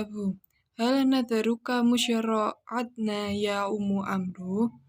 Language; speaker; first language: Arabic; non-native, learner; Indonesian